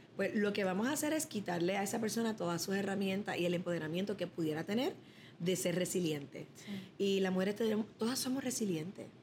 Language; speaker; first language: Spanish; early bilingual, other home language; English